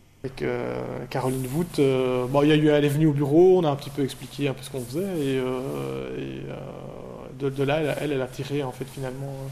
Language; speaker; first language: French; native; French